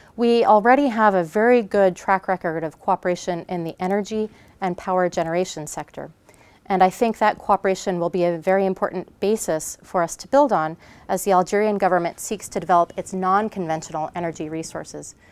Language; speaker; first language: English; native; English